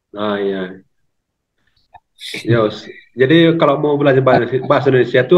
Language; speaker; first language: Indonesian; native; Indonesian